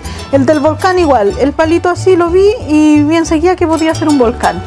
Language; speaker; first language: Spanish; native; Spanish